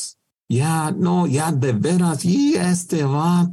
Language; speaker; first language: English; native; English